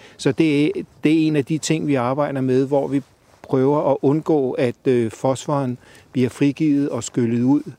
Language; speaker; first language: Danish; native; Danish